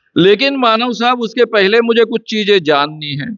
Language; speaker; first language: Hindi; non-native, local second language; Marathi